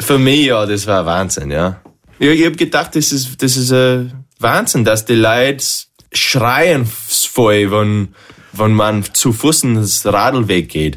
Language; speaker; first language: German; non-native, fluent; English